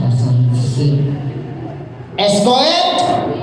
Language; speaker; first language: French; non-native, local second language; Haitian Creole